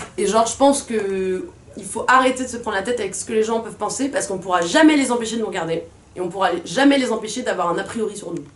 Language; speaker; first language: French; native; French